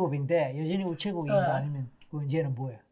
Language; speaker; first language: Korean; native; Korean